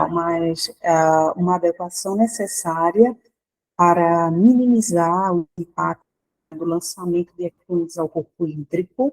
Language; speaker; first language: Portuguese; native; Portuguese